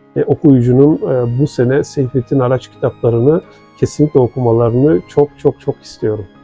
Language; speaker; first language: Turkish; non-native, local second language; Kurdish